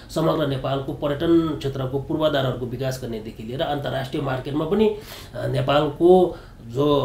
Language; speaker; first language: Nepali; non-native, local second language; Sherpa